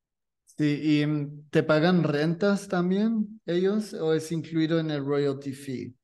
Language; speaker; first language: Spanish; non-native, learner; French